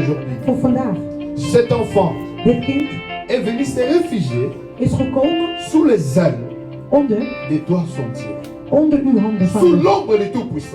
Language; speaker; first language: French; non-native, local second language; Lingala